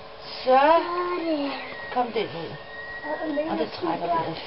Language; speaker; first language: Danish; native; Danish